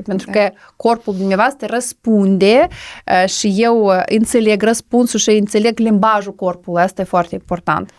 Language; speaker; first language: Romanian; non-native, local second language; Russian